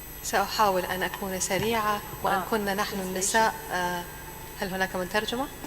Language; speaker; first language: Arabic; native; Arabic